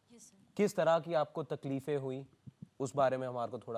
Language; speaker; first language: Hindi; native; Hindi